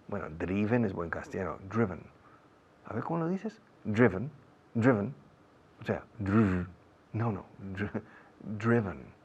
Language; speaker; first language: Spanish; non-native, fluent; English